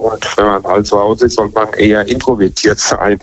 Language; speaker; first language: German; native; German